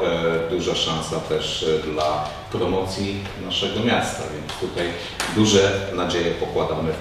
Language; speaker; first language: Polish; native; Polish